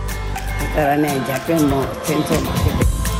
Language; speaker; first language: Japanese; non-native, local second language; Chinese